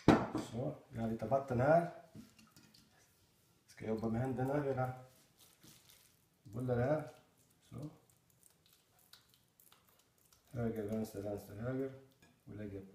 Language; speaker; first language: Swedish; non-native, learner; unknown